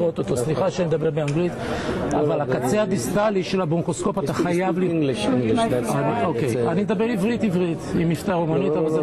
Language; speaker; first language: Hebrew; non-native, fluent; Romanian